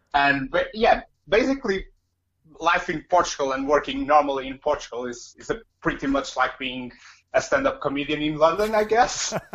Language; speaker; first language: English; non-native, fluent; Portuguese